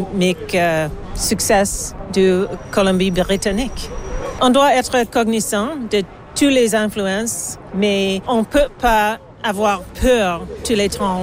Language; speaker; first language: French; non-native, learner; English